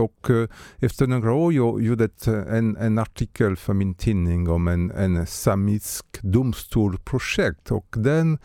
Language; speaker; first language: Swedish; non-native, fluent; French